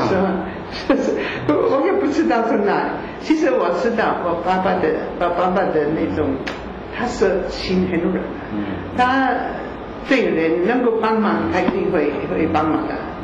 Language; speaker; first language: Chinese; non-native, fluent; German